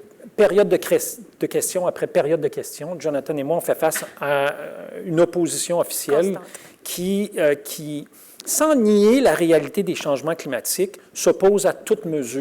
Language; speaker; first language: French; native; French